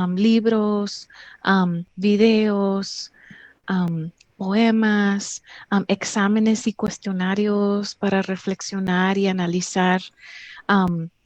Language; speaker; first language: Spanish; early bilingual, heritage; English